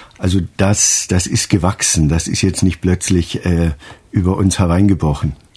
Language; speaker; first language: German; native; German